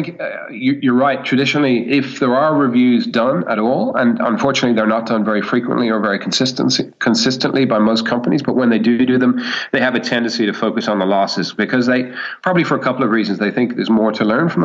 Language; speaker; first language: English; native; English